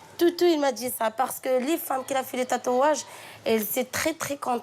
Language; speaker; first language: French; non-native, learner; Arabic